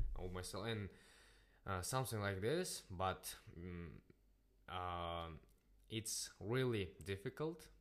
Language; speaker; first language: English; non-native, learner; Russian